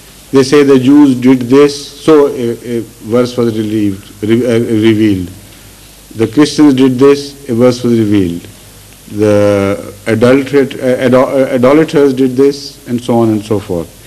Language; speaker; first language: English; non-native, local second language; Urdu